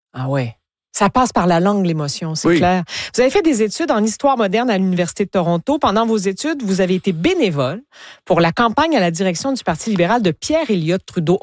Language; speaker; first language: French; native; French